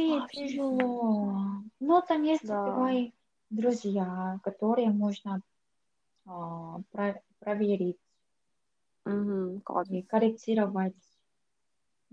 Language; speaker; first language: Russian; non-native, learner; Korean